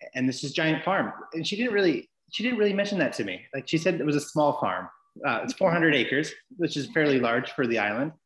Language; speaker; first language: English; native; English